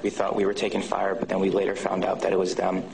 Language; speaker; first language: English; native; English